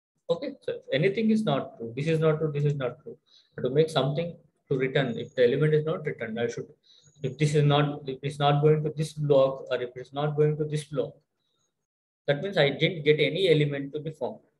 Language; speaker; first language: English; non-native, local second language; Telugu